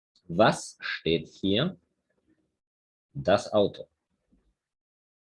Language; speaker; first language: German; non-native, fluent; Spanish